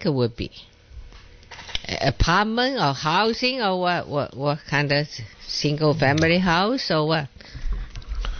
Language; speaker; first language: English; non-native, learner; Chinese